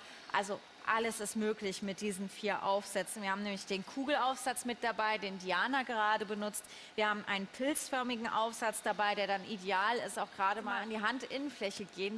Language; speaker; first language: German; native; German